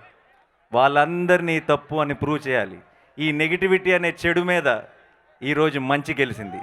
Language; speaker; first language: Telugu; native; Telugu